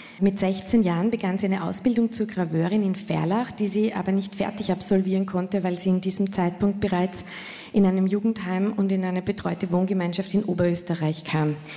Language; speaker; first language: German; native; German